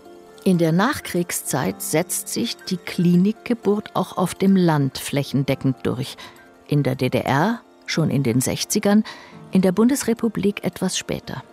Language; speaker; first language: German; native; German